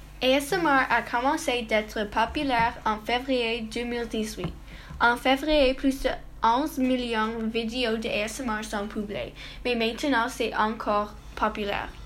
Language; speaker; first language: French; non-native, learner; English